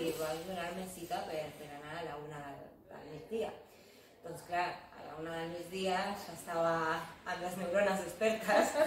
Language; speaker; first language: Catalan; non-native, learner; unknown